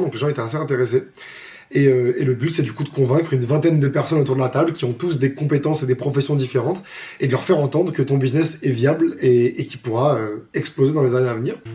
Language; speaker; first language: French; native; French